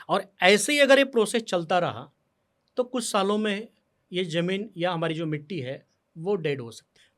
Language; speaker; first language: Hindi; non-native, local second language; Marathi